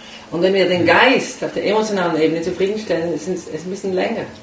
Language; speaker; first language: German; native; German